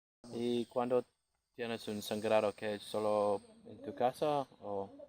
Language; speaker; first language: Spanish; non-native, learner; English